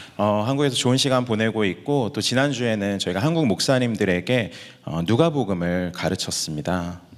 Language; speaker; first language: Korean; native; Korean